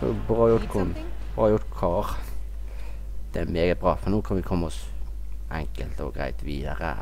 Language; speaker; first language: Norwegian; native; Norwegian